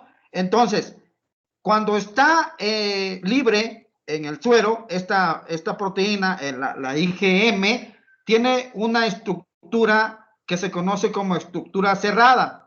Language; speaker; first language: Spanish; native; Spanish